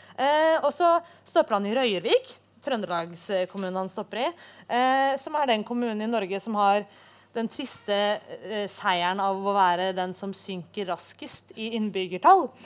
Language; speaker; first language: Norwegian; native; Norwegian